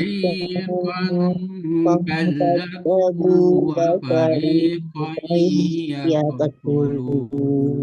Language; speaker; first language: Arabic; non-native, learner; Indonesian